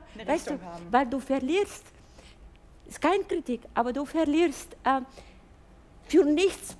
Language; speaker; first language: German; non-native, fluent; Bulgarian